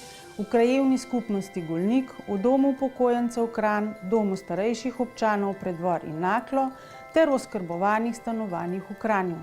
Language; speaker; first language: Slovenian; native; Slovenian